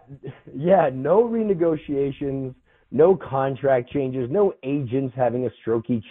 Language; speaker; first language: English; native; English